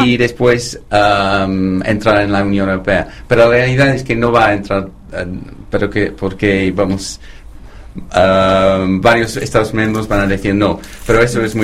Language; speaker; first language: Spanish; non-native, fluent; English